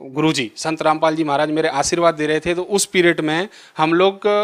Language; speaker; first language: Hindi; native; Hindi